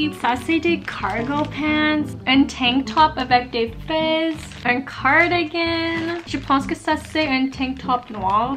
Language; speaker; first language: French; non-native, local second language; English